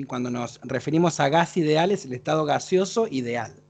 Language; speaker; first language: Spanish; native; Spanish